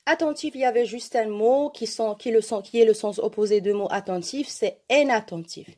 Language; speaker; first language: French; non-native, local second language; Arabic